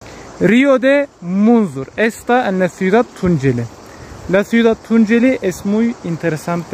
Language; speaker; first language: Spanish; non-native, learner; Turkish